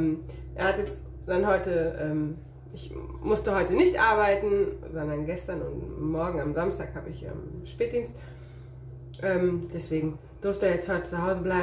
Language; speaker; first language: German; native; German